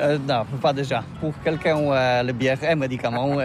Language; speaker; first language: French; non-native, learner; Polish